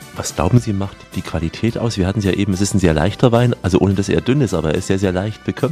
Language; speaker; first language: German; native; German